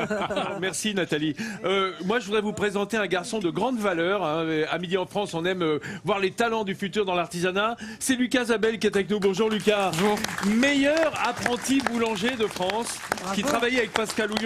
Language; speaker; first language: French; native; French